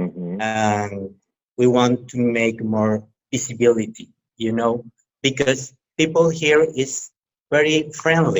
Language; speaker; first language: English; non-native, fluent; Spanish